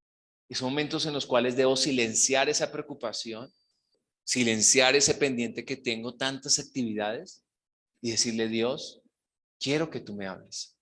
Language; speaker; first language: Spanish; native; Spanish